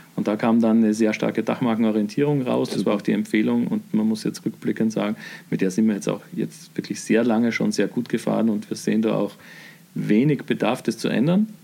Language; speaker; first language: German; native; German